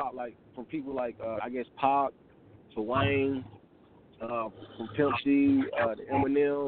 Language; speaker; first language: English; native; English